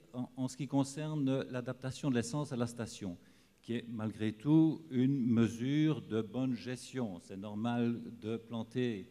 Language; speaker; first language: French; native; French